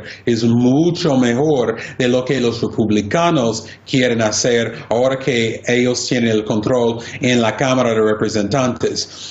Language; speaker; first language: Spanish; non-native, fluent; English